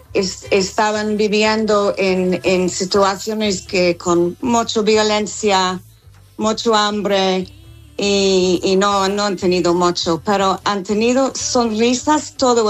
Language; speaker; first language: Spanish; non-native, fluent; English